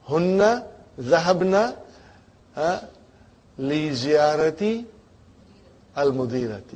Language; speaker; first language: Arabic; non-native, fluent; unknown